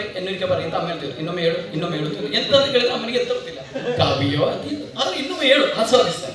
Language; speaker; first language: Kannada; non-native, local second language; Malayalam